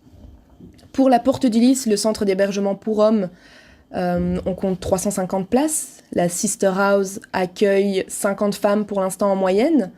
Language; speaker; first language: French; native; French